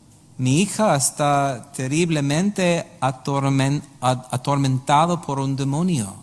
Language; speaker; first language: Spanish; non-native, learner; English